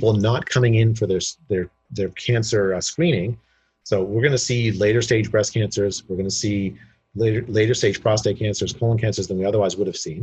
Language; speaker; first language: English; native; English